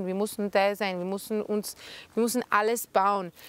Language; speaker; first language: German; non-native, fluent; Hebrew